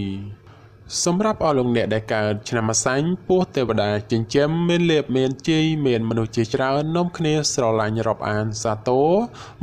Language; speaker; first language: Khmer; native; Khmer